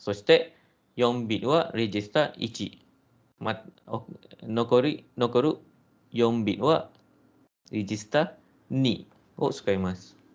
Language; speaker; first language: Japanese; non-native, fluent; Malay